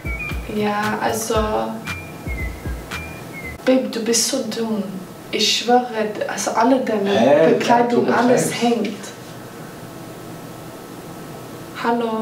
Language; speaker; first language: German; non-native, learner; English